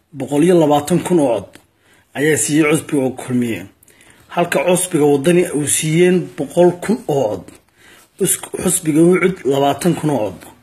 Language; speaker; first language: Somali; native; Somali